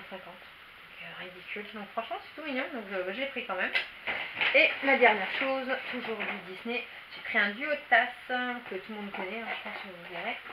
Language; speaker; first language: French; native; French